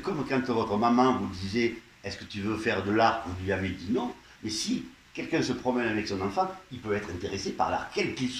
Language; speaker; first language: French; native; French